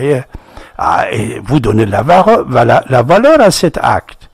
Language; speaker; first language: French; non-native, fluent; Persian